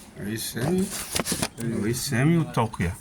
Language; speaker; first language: French; non-native, fluent; Arabic